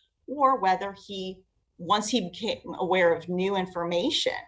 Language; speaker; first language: English; native; English